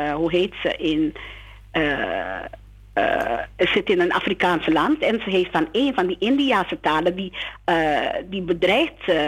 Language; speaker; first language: Dutch; non-native, local second language; Sranan Tongo